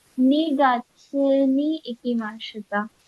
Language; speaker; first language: Japanese; non-native, learner; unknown